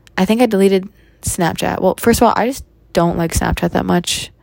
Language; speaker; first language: English; native; English